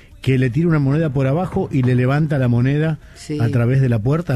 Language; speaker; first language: Spanish; native; Spanish